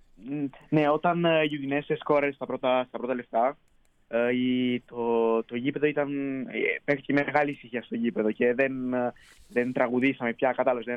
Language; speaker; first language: Greek; early bilingual, heritage; Greek